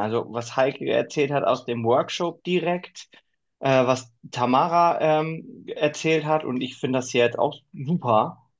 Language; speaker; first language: German; native; German